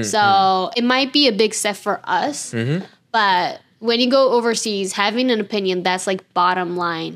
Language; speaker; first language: English; non-native, fluent; Japanese